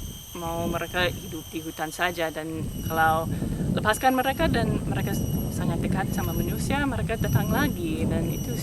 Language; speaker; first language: Indonesian; non-native, fluent; English